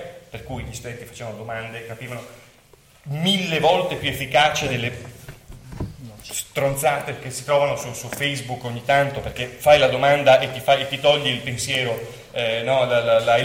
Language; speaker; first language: Italian; native; Italian